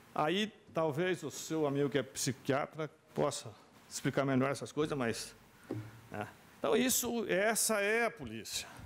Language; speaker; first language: Portuguese; native; Portuguese